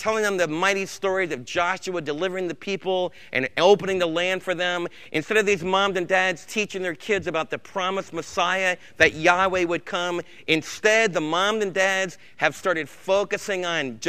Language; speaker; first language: English; native; English